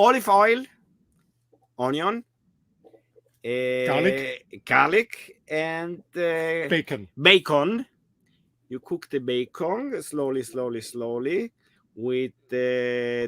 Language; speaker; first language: English; non-native, learner; German